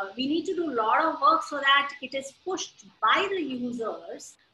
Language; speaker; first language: English; non-native, local second language; Hindi